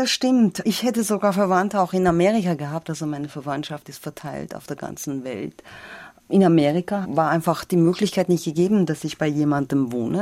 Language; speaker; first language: German; non-native, fluent; Persian